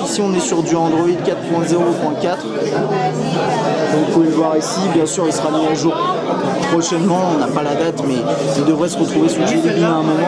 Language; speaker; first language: French; native; French